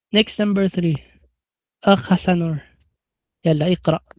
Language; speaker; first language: Arabic; non-native, fluent; Filipino